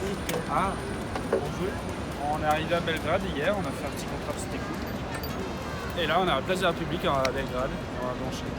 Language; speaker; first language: French; native; French